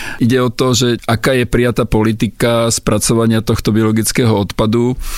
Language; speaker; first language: Slovak; native; Slovak